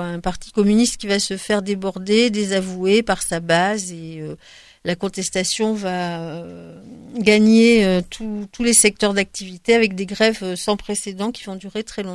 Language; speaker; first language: French; native; French